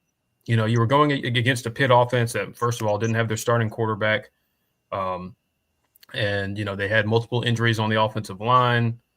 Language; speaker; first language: English; native; English